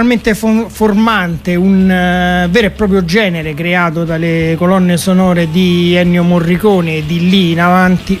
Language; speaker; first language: Italian; native; Italian